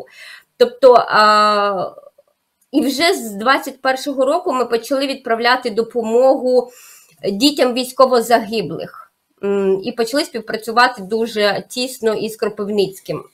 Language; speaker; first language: Ukrainian; native; Ukrainian